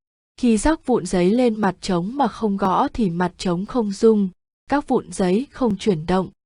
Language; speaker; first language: Vietnamese; native; Vietnamese